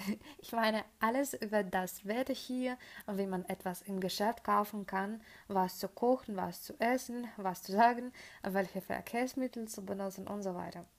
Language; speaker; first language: German; non-native, fluent; Russian